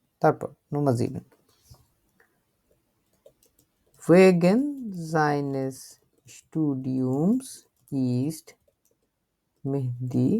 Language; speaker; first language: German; non-native, learner; Bangla